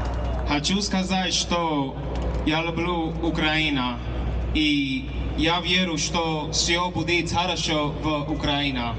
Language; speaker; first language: Russian; non-native, learner; English